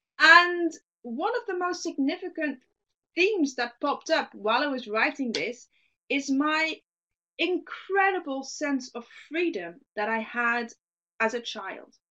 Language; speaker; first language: English; non-native, fluent; Dutch